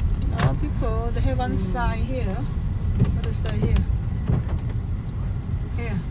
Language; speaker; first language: English; non-native, learner; Chinese